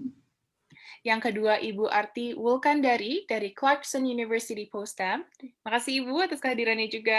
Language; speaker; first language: Indonesian; native; Indonesian